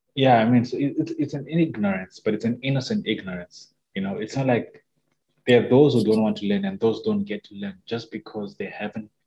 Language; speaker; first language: English; non-native, local second language; Shona